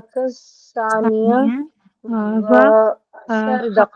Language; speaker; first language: Arabic; non-native, learner; Hindi